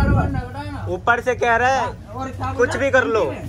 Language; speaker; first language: Hindi; native; Hindi